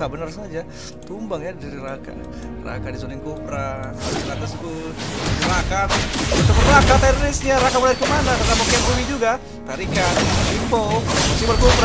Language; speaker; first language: Indonesian; native; Indonesian